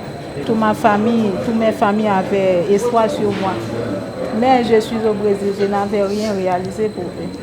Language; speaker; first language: French; non-native, local second language; Haitian Creole